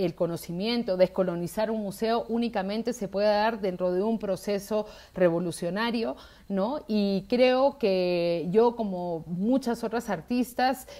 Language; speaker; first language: Spanish; native; Spanish